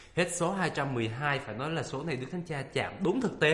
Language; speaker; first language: Vietnamese; native; Vietnamese